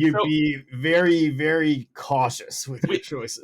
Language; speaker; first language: English; native; English